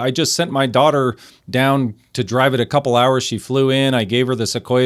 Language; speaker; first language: English; native; English